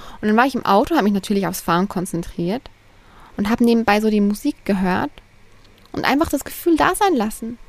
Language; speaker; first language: German; native; German